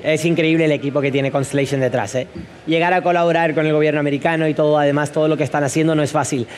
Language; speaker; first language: Spanish; native; Spanish